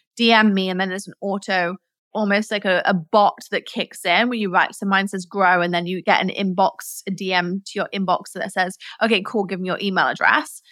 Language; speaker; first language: English; native; English